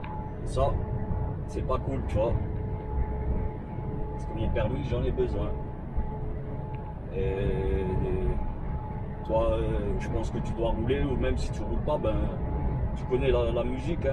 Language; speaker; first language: French; native; French